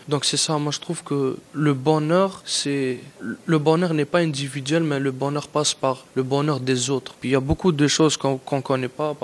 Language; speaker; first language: French; non-native, local second language; Arabic